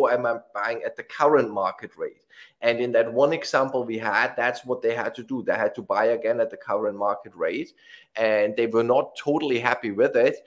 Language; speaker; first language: English; non-native, fluent; German